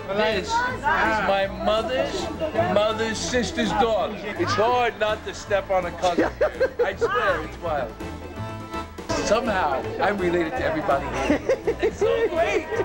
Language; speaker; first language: English; native; English